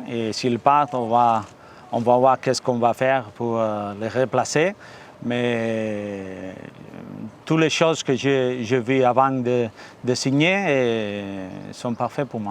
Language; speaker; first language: French; non-native, fluent; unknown